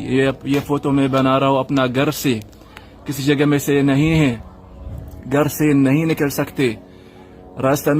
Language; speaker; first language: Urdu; non-native, fluent; Arabic